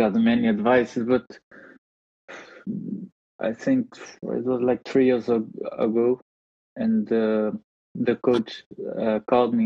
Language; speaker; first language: English; non-native, fluent; Dutch